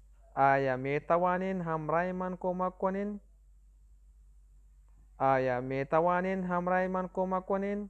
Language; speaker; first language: Persian; non-native, local second language; Pashto